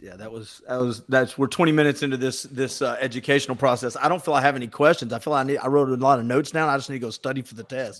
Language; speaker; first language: English; native; English